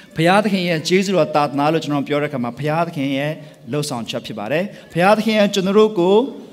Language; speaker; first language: Burmese; non-native, local second language; Tedim Chin